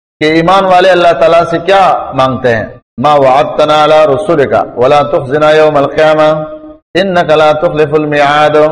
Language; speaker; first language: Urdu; non-native, local second language; Pashto